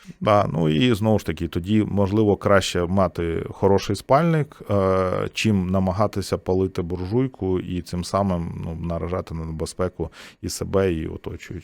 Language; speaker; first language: Ukrainian; native; Ukrainian